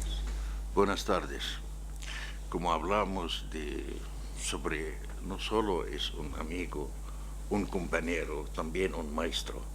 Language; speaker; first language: Spanish; non-native, learner; Arabic